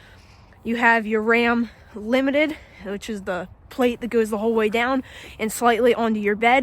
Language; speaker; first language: English; native; English